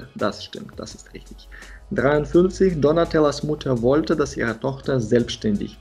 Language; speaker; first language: German; non-native, fluent; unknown